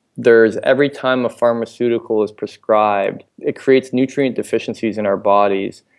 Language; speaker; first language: English; native; English